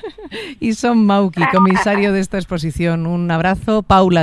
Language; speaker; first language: Spanish; native; Spanish